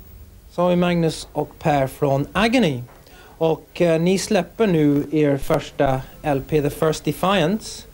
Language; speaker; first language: Swedish; native; Swedish